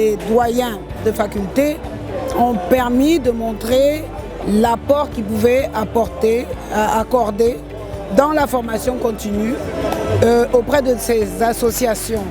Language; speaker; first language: French; non-native, local second language; Arabic